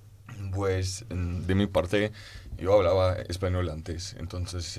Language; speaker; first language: Spanish; non-native, fluent; German